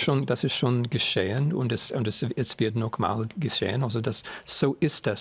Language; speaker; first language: German; non-native, fluent; English